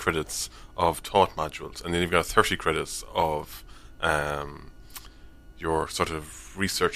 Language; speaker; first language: English; native; English